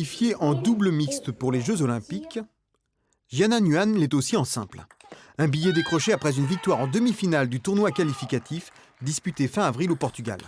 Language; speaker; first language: French; native; French